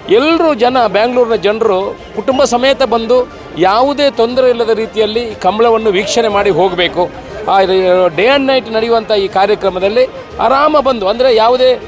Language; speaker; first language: Kannada; non-native, local second language; Tulu